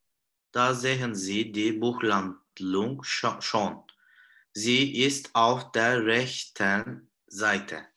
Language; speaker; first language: German; non-native, learner; Turkish